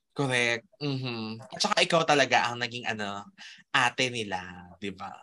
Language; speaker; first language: Filipino; native; Filipino